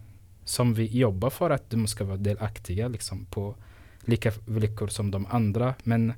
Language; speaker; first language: Swedish; non-native, fluent; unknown